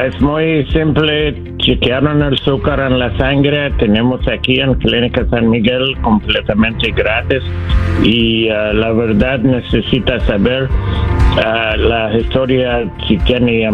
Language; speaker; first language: Spanish; non-native, learner; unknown